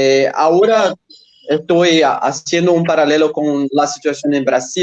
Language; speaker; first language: Spanish; non-native, fluent; Portuguese